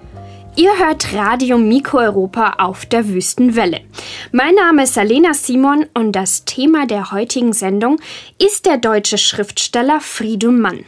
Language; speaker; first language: German; native; German